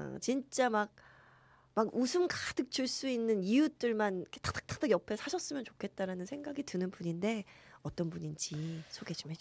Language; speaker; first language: Korean; native; Korean